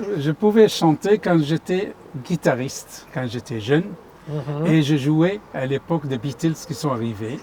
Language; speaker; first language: French; non-native, fluent; Arabic